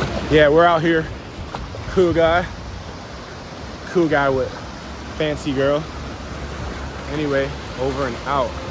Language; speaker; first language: English; early bilingual, other home language; Spanish